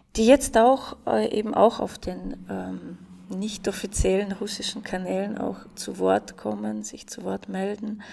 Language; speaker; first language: German; non-native, fluent; Russian